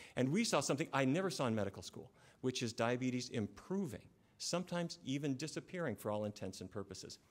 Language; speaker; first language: English; native; English